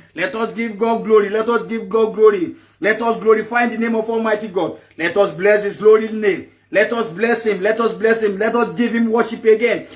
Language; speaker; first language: English; non-native, local second language; Yoruba